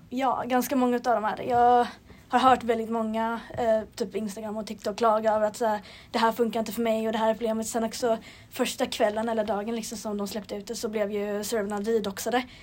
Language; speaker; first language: Swedish; native; Swedish